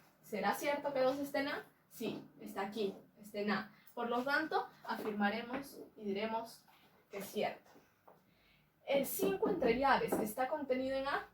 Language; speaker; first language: Spanish; native; Spanish